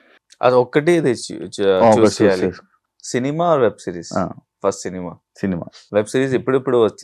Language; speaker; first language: Telugu; non-native, learner; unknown